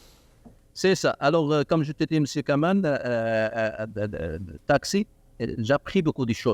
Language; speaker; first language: French; non-native, learner; Arabic